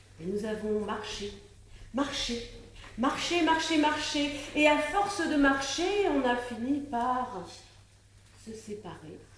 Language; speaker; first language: French; native; French